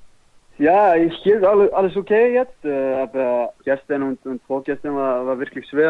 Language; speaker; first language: German; non-native, learner; Icelandic